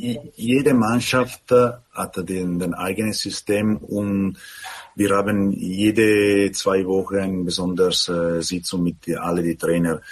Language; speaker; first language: German; non-native, learner; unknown